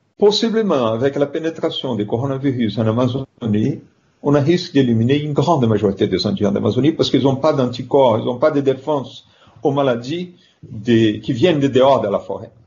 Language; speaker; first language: French; non-native, fluent; Portuguese